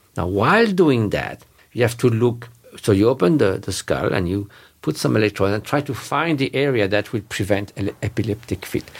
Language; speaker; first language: English; non-native, fluent; French